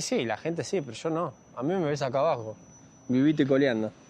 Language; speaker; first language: Spanish; native; Spanish